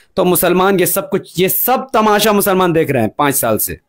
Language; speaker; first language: Hindi; non-native, local second language; Urdu